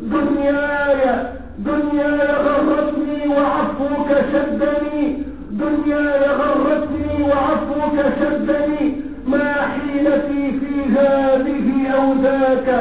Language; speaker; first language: Arabic; native; Arabic